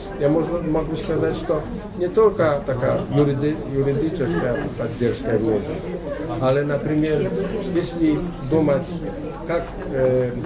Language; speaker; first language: Russian; non-native, learner; Polish